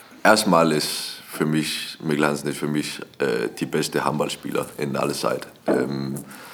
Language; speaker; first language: German; non-native, learner; Danish